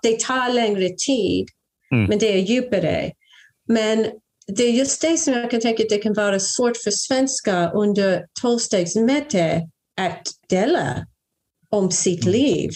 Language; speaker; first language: Swedish; non-native, fluent; English